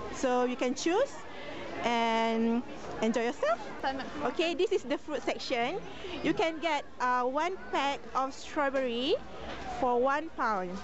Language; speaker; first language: English; non-native, local second language; Malay